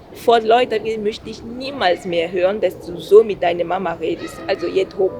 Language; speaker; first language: German; non-native, fluent; French